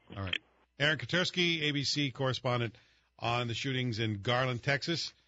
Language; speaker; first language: English; native; English